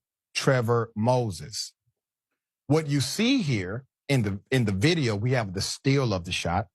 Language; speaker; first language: English; native; English